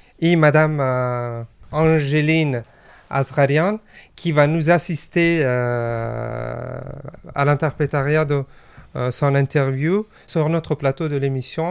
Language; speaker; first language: French; non-native, fluent; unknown